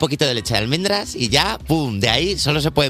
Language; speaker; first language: Spanish; native; Spanish